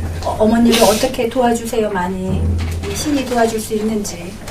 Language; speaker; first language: Korean; native; Korean